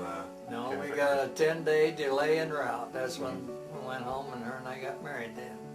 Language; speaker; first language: English; native; English